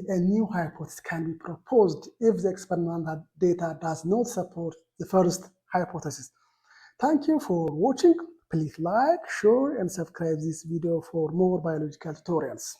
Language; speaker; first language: English; non-native, local second language; Amharic